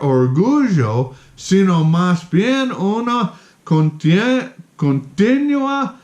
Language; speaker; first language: Spanish; non-native, fluent; English